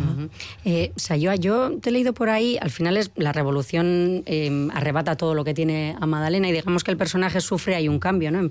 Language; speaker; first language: Spanish; native; Spanish